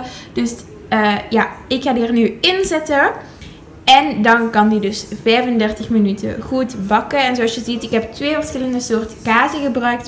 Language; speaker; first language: Dutch; native; Dutch